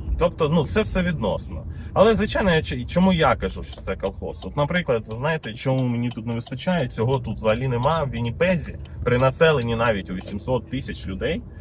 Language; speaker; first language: Ukrainian; native; Ukrainian